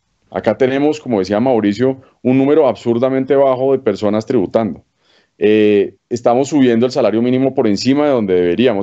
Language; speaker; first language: Spanish; native; Spanish